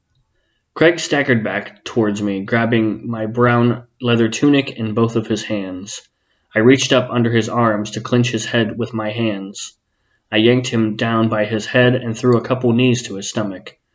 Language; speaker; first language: English; native; English